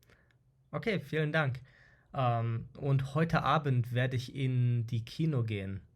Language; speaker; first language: German; non-native, learner; English